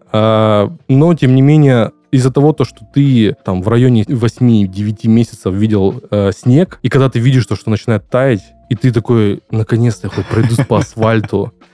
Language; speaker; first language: Russian; native; Russian